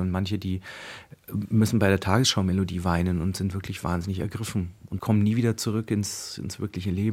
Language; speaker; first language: German; native; German